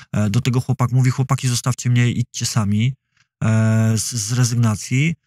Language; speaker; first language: Polish; native; Polish